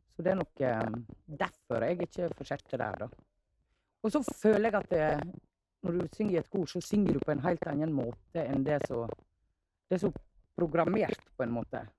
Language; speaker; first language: Norwegian; native; Norwegian